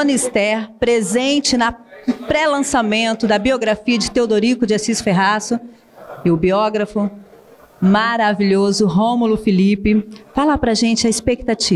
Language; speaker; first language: Portuguese; native; Portuguese